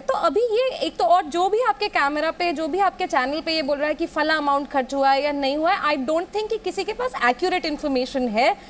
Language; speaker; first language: Hindi; native; Hindi